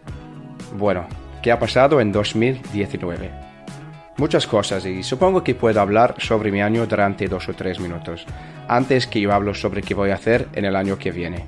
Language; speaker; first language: Spanish; non-native, learner; English